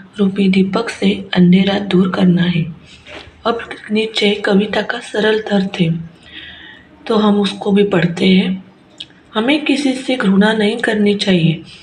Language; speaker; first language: Hindi; non-native, local second language; Marathi